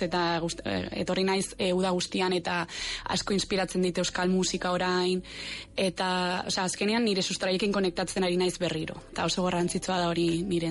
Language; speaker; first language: Basque; non-native, local second language; Spanish